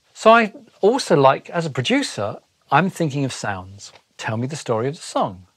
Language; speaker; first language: English; native; English